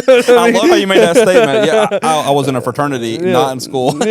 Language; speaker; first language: English; native; English